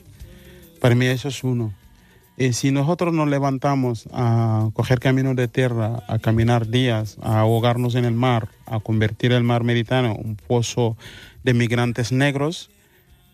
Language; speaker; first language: Spanish; non-native, fluent; Mandingo